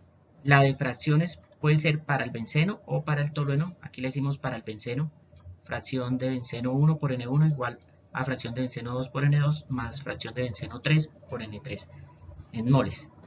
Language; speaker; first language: Spanish; native; Spanish